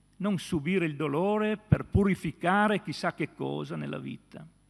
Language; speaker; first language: Italian; native; Italian